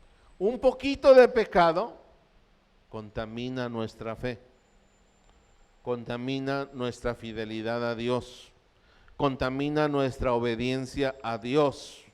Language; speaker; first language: Spanish; native; Spanish